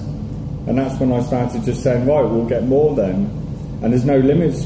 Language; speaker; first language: English; native; English